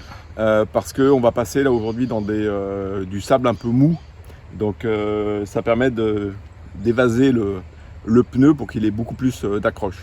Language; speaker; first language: French; native; French